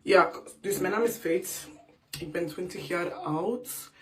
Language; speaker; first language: Dutch; non-native, local second language; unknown